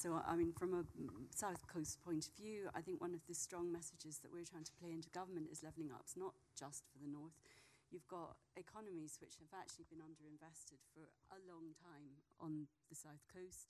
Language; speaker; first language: English; native; English